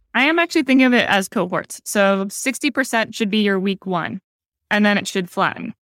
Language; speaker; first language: English; native; English